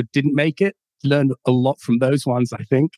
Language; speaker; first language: English; native; English